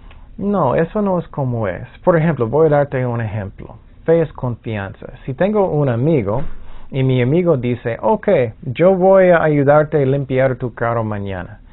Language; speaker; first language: Spanish; non-native, fluent; English